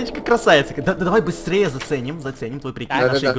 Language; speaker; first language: Russian; native; Russian